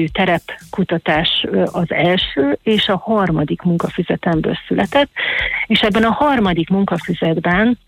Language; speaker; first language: Hungarian; native; Hungarian